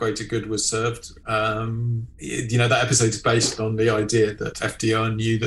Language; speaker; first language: English; native; English